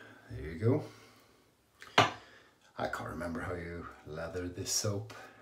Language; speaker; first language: English; non-native, fluent; Swedish